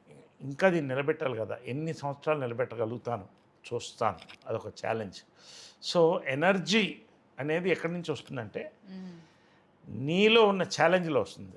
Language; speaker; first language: Telugu; native; Telugu